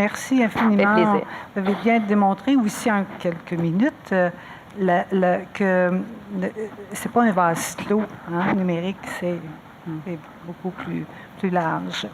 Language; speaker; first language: French; native; French